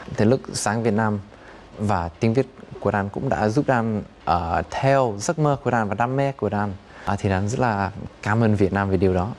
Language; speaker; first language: Vietnamese; non-native, fluent; English